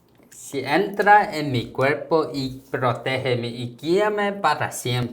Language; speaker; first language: Spanish; non-native, fluent; Korean